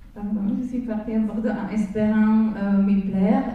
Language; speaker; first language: French; non-native, fluent; Czech